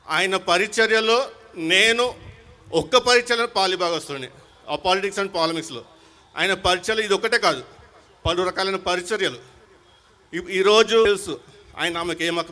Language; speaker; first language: Telugu; non-native, local second language; Urdu